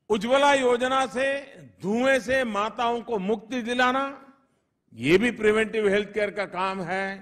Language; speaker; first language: Hindi; non-native, local second language; Gujarati